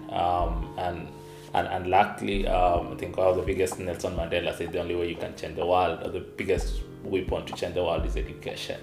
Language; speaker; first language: English; non-native, local second language; Kamba